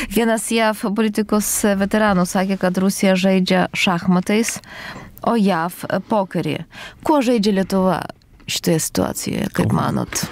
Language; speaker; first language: Lithuanian; non-native, local second language; Polish